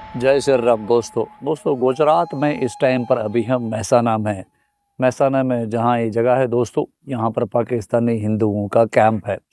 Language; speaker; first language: Hindi; native; Hindi